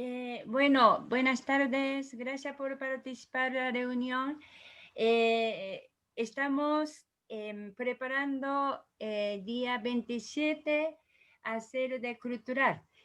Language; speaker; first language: Spanish; non-native, learner; Japanese